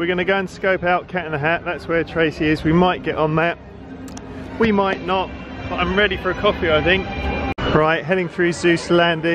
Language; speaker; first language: English; native; English